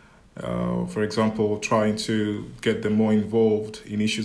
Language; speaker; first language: English; non-native, local second language; Igbo